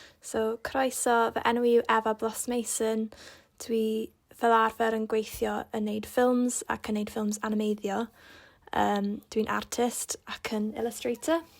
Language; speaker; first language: Welsh; non-native, local second language; English